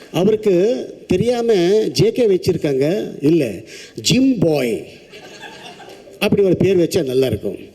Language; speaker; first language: Tamil; non-native, local second language; Telugu